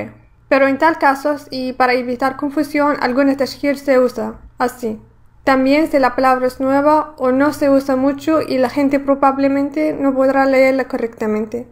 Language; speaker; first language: Spanish; non-native, fluent; Arabic